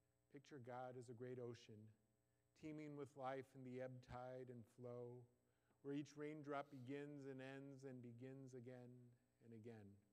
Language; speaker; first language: English; native; English